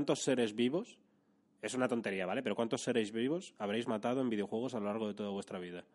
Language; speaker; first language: Spanish; native; Spanish